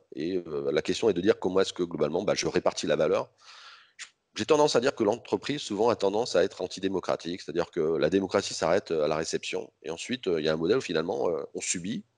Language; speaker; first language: French; native; French